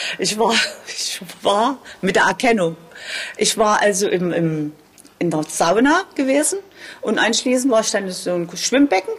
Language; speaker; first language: German; native; German